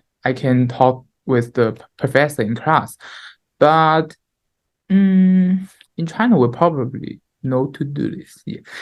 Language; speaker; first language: English; non-native, learner; Chinese